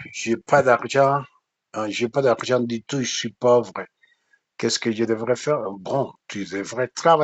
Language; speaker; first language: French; non-native, fluent; Spanish